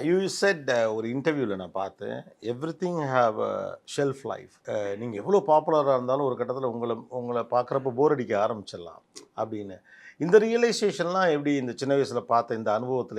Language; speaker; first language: Tamil; native; Tamil